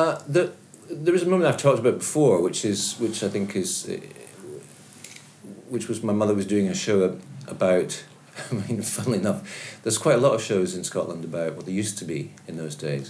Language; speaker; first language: English; native; English